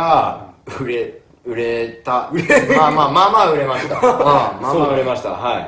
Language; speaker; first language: Japanese; non-native, fluent; English